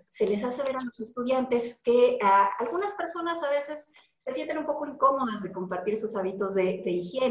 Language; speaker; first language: Spanish; native; Spanish